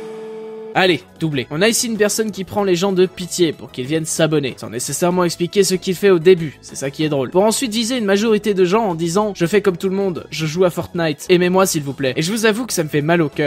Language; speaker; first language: French; native; French